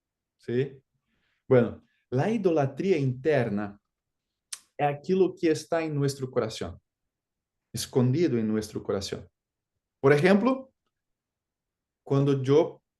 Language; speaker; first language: Spanish; non-native, fluent; Portuguese